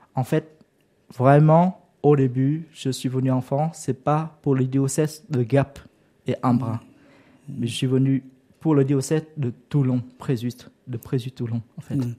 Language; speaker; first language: French; non-native, fluent; Vietnamese